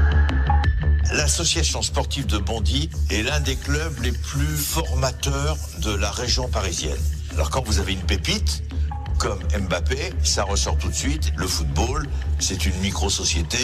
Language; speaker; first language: French; native; French